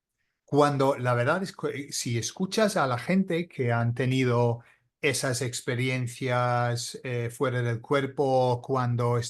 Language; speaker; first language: Spanish; non-native, fluent; English